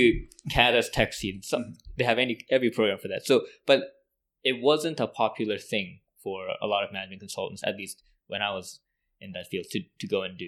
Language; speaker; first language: English; native; English